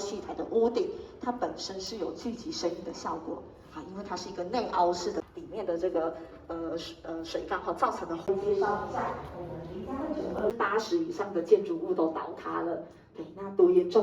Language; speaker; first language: Chinese; native; Chinese